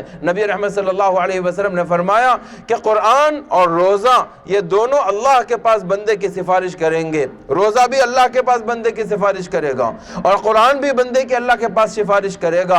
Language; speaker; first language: Urdu; native; Urdu